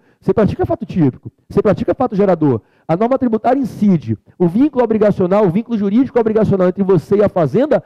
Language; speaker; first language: Portuguese; native; Portuguese